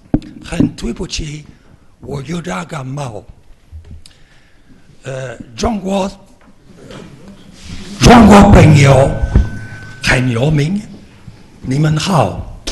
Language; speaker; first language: Chinese; non-native, learner; French